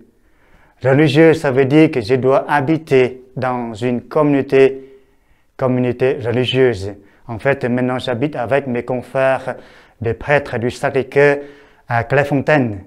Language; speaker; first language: French; non-native, fluent; Vietnamese